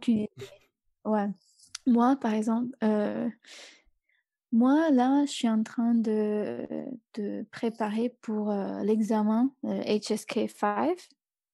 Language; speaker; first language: French; non-native, fluent; English